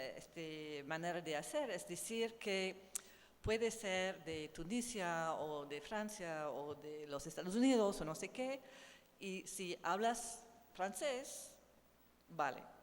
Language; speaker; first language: Spanish; non-native, learner; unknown